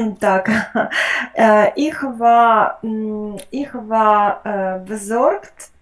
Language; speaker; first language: German; non-native, learner; Ukrainian